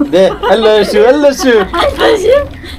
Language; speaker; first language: Arabic; non-native, local second language; Kurdish